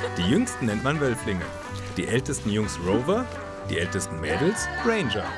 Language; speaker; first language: German; native; German